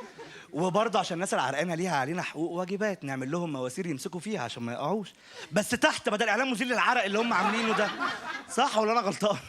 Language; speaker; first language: Arabic; native; Arabic